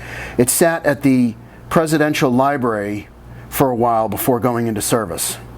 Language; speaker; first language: English; native; English